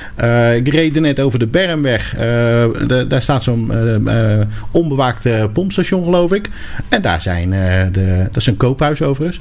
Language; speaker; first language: Dutch; native; Dutch